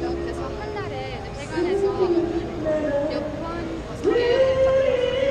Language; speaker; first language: Korean; non-native, fluent; French